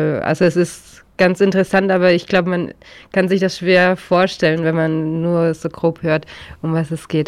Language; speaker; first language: German; native; German